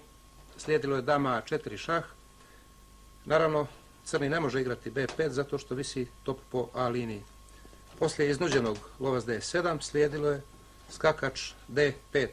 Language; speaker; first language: Bosnian; native; Bosnian